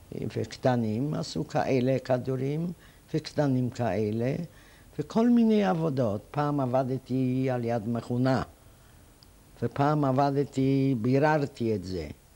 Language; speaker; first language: Hebrew; non-native, fluent; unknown